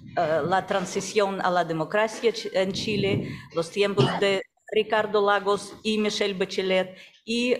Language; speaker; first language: Spanish; non-native, fluent; Russian